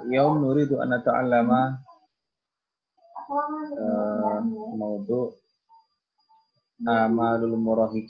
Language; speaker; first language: Arabic; non-native, fluent; Indonesian